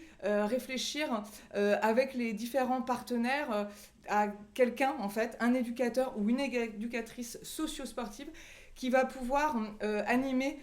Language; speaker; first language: French; native; French